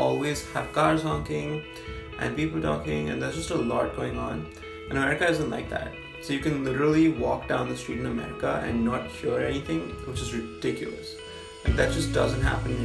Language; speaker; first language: English; non-native, local second language; Hindi